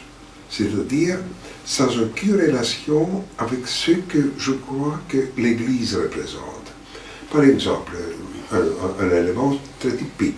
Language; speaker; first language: French; non-native, fluent; Greek